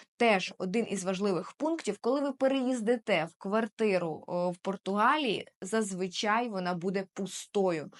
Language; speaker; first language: Ukrainian; native; Ukrainian